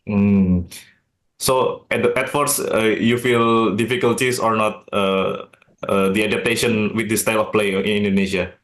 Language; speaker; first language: English; non-native, learner; Indonesian